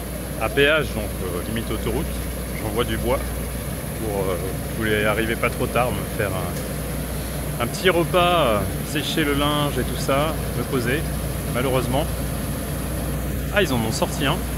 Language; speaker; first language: French; native; French